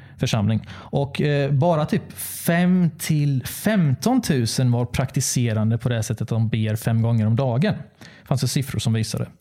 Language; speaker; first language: Swedish; early bilingual, other home language; Bosnian